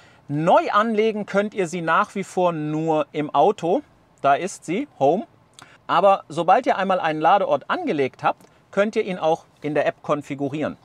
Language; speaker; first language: German; native; German